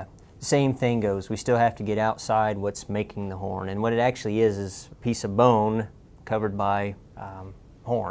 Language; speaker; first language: English; native; English